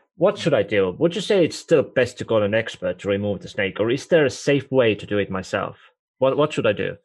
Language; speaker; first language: English; non-native, fluent; Estonian